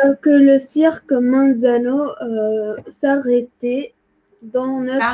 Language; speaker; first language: French; non-native, learner; Arabic